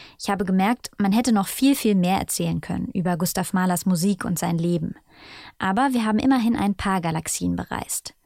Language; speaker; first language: German; native; German